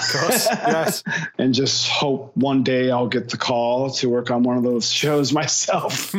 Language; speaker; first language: English; native; English